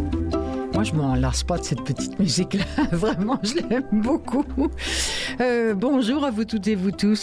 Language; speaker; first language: French; native; French